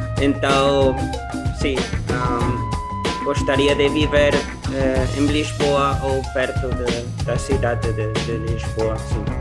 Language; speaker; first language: Portuguese; non-native, learner; Spanish